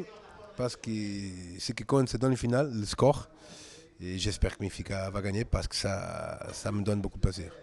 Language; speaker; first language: French; non-native, fluent; Portuguese